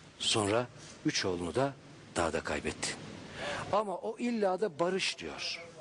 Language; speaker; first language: Turkish; native; Turkish